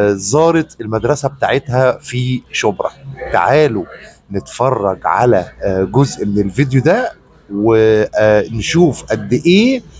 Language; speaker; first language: Arabic; native; Arabic